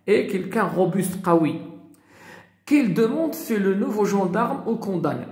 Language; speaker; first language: French; non-native, local second language; Arabic